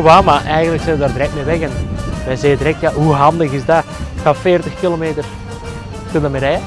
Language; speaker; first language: Dutch; native; Dutch